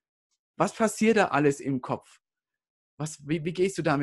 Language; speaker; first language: German; native; German